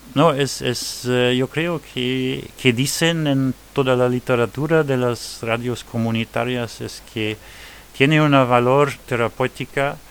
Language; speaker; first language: Spanish; non-native, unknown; French